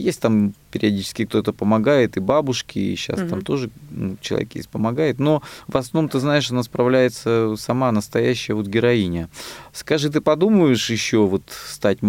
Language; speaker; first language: Russian; native; Russian